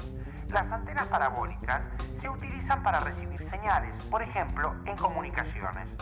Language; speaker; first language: Spanish; native; Spanish